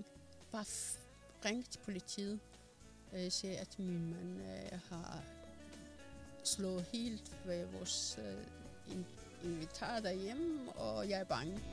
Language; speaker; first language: Danish; non-native, fluent; Persian